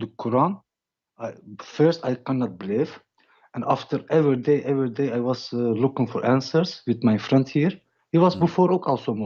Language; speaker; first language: English; non-native, learner; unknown